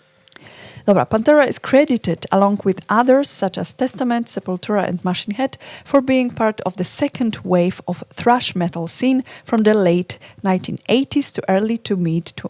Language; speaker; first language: English; non-native, fluent; Polish